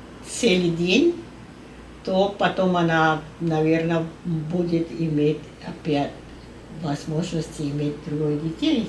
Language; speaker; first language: Russian; non-native, learner; Spanish